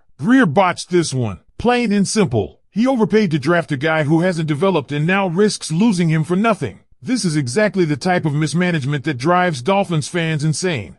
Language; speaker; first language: English; native; English